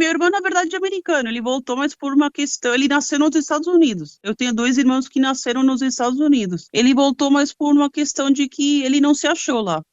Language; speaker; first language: Portuguese; early bilingual, other home language; Spanish